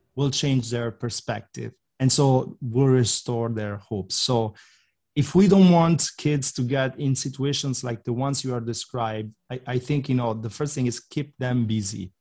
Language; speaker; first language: English; non-native, fluent; Italian